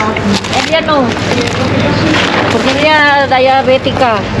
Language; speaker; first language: Spanish; non-native, learner; Filipino